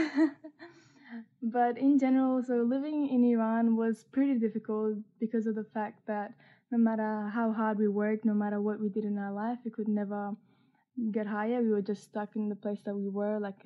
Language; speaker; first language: English; early bilingual, other home language; Persian